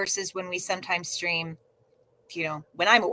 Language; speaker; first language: English; native; English